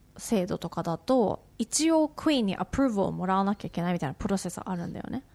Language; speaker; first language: Japanese; native; Japanese